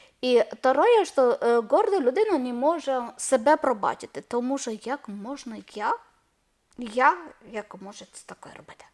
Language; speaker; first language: Ukrainian; non-native, learner; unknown